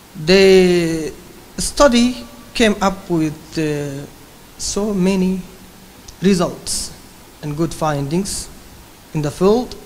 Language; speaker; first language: English; non-native, fluent; Arabic